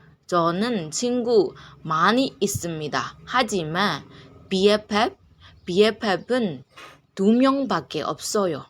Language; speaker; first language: Korean; non-native, fluent; Burmese